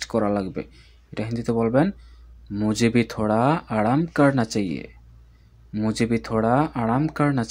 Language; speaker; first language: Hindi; non-native, fluent; Bangla